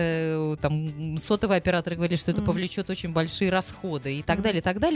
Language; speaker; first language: Russian; native; Russian